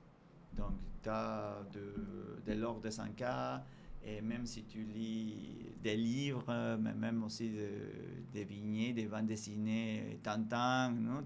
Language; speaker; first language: French; non-native, fluent; Spanish